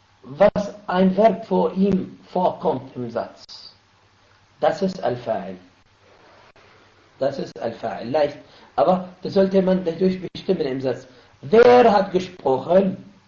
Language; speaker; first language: German; non-native, fluent; Arabic